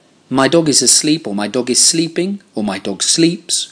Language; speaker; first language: English; native; English